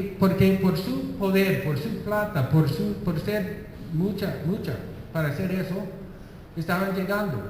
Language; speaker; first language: Spanish; non-native, fluent; English